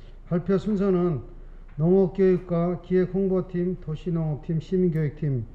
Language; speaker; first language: Korean; native; Korean